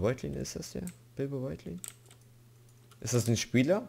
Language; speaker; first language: German; native; German